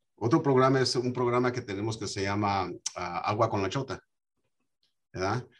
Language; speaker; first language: Spanish; early bilingual, heritage; Spanish